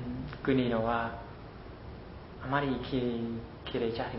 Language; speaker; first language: Japanese; non-native, learner; Khmer